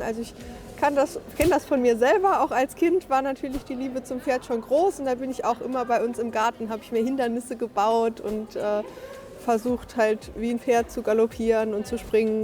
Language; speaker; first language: German; native; German